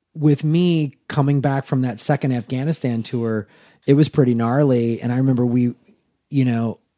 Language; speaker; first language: English; native; English